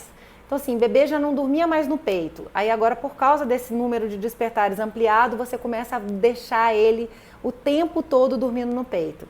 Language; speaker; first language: Portuguese; native; Portuguese